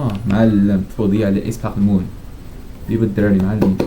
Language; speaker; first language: Arabic; native; Arabic